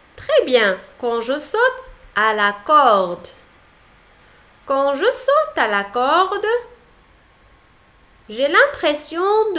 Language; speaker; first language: French; non-native, local second language; Arabic